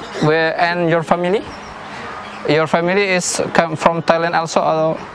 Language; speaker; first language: English; non-native, learner; Indonesian